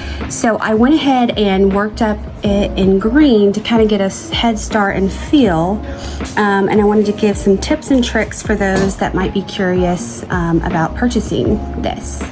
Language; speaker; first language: English; native; English